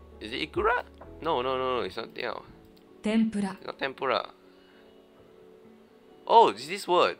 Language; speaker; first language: English; non-native, learner; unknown